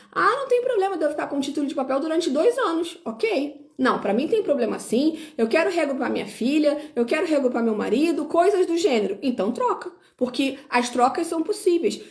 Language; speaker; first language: Portuguese; native; Portuguese